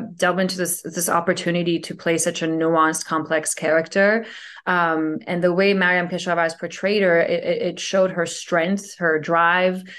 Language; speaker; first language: English; early bilingual, other home language; Persian